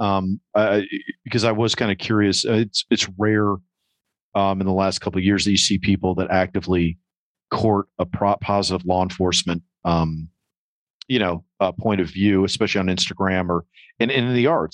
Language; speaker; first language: English; native; English